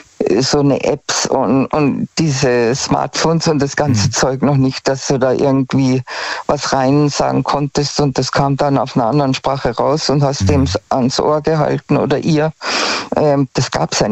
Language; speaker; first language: German; native; German